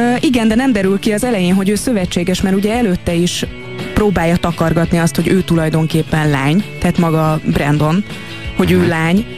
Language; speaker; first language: Hungarian; native; Hungarian